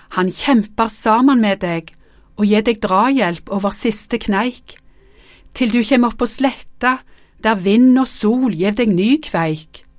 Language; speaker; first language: Norwegian; native; Norwegian